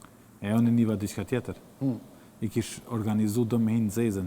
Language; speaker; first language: Albanian; native; Albanian